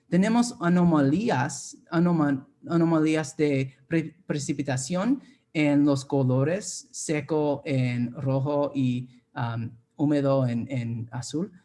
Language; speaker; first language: Spanish; non-native, fluent; English